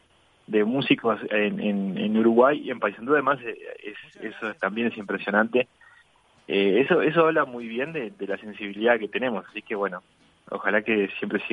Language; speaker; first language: Spanish; native; Spanish